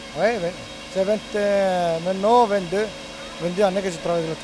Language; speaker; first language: French; non-native, learner; Italian